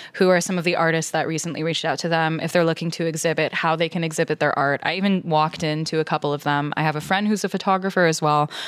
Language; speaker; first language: English; native; English